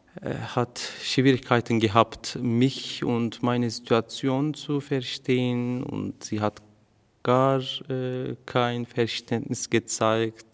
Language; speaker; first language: German; non-native, learner; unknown